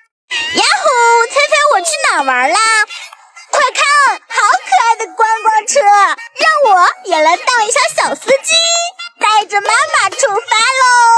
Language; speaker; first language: Chinese; native; Chinese